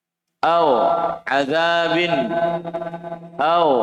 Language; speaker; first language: Arabic; non-native, fluent; Indonesian